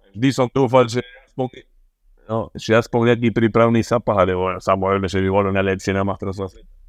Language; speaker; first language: Slovak; non-native, learner; Spanish